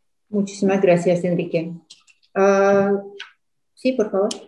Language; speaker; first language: Spanish; non-native, fluent; Russian